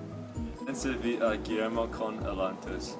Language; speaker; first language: Spanish; non-native, learner; English